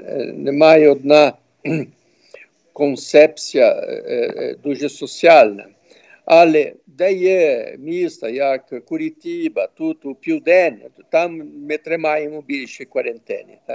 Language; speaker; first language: Ukrainian; early bilingual, heritage; Ukrainian